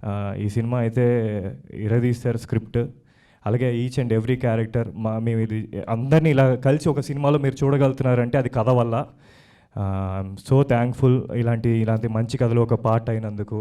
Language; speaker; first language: Telugu; native; Telugu